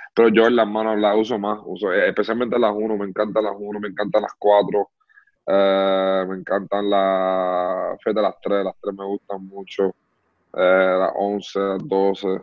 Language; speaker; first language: Spanish; early bilingual, heritage; Spanish